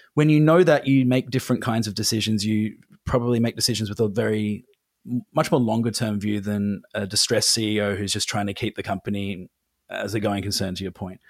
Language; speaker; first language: English; native; English